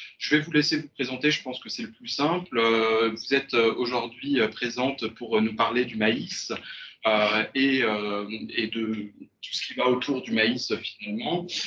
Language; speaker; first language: French; native; French